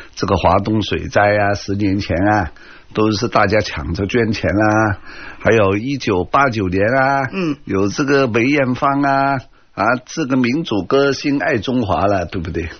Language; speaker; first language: Chinese; non-native, local second language; Cantonese